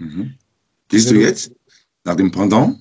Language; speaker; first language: German; non-native, learner; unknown